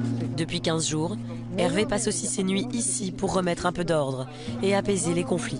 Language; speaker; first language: French; native; French